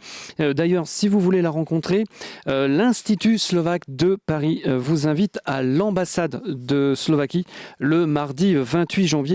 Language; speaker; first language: French; native; French